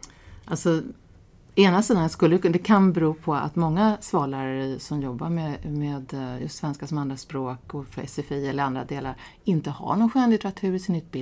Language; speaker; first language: Swedish; native; Swedish